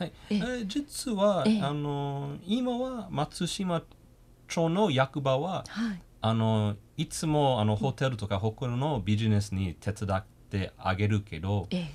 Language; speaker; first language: Japanese; non-native, fluent; English